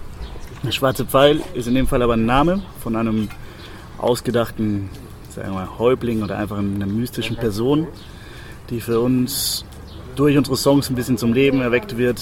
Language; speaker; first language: German; native; German